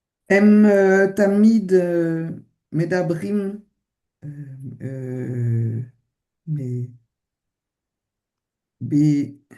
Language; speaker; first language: Hebrew; non-native, learner; French